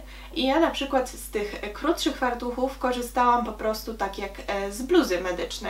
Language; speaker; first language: Polish; native; Polish